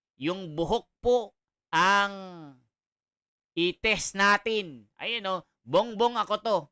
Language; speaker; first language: Filipino; native; Filipino